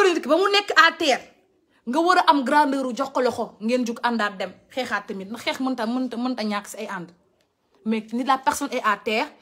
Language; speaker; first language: French; non-native, local second language; Wolof